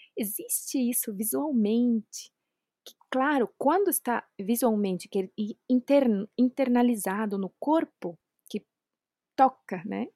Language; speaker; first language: Portuguese; non-native, fluent; Spanish